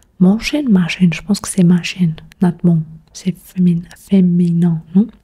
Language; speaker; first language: French; non-native, fluent; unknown